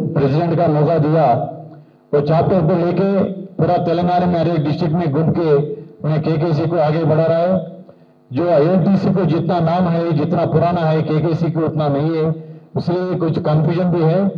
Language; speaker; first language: Hindi; non-native, local second language; Telugu